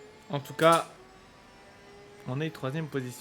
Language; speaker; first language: French; native; French